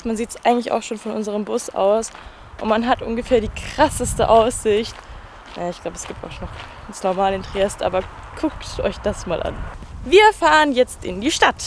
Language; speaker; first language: German; native; German